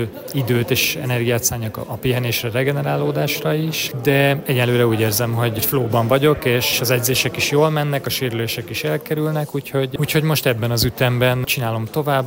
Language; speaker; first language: Hungarian; native; Hungarian